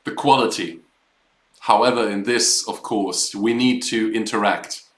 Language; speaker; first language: English; non-native, fluent; German